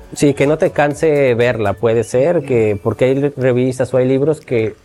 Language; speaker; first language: Spanish; native; Spanish